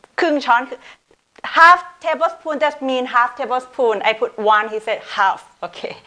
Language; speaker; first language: English; non-native, local second language; Thai